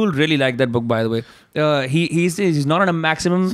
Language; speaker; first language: English; non-native, local second language; Hindi